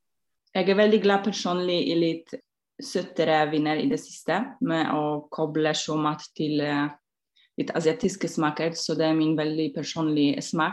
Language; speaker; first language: Norwegian; non-native, fluent; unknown